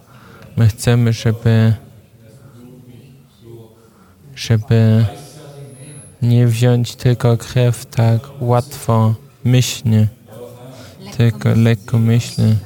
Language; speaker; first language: Polish; non-native, fluent; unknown